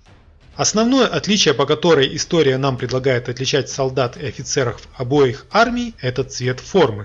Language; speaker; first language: Russian; native; Russian